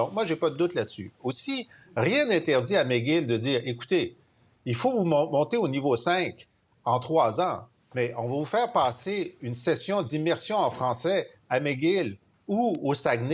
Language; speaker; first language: French; native; French